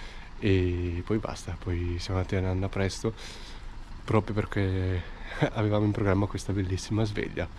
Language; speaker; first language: Italian; native; Italian